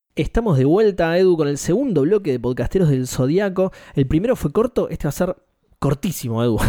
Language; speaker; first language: Spanish; native; Spanish